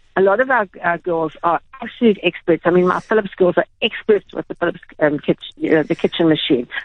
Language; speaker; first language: English; native; English